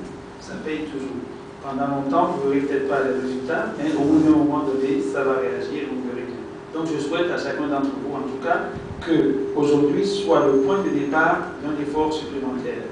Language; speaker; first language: French; native; French